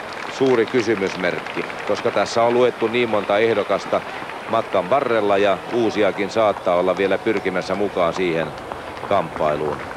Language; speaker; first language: Finnish; native; Finnish